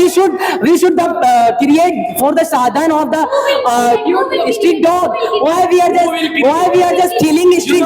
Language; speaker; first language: English; non-native, learner; Hindi